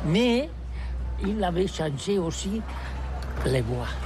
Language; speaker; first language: French; non-native, learner; Catalan